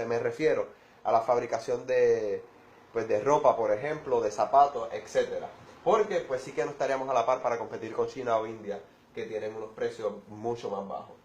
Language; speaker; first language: Spanish; native; Spanish